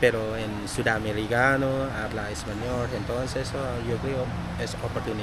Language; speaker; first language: Spanish; non-native, learner; Thai